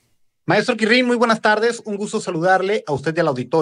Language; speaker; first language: Spanish; native; Spanish